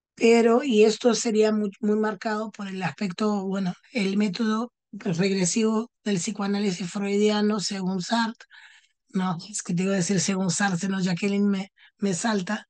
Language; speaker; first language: Spanish; non-native, fluent; Portuguese